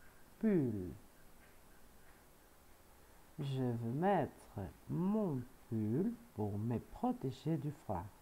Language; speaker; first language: French; non-native, fluent; Spanish